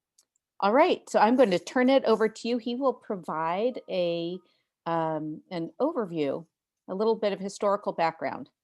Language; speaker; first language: English; native; English